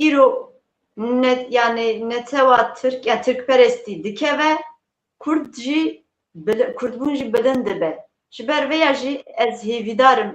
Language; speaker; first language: Kurdish; native; Kurdish